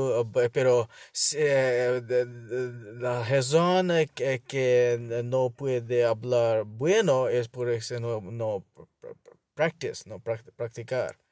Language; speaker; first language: Spanish; non-native, learner; Bangla